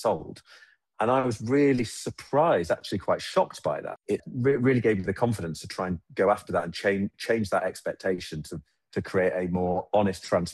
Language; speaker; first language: English; native; English